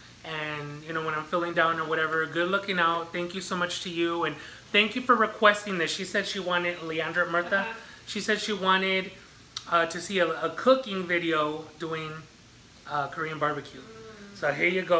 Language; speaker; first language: English; early bilingual, other home language; Spanish